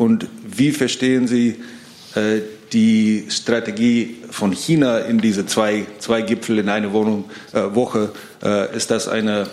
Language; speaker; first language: German; non-native, learner; English